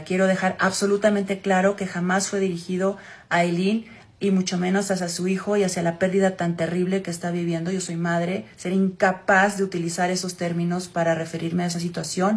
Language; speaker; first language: Spanish; native; Spanish